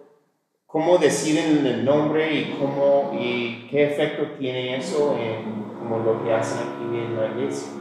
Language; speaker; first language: Spanish; non-native, fluent; English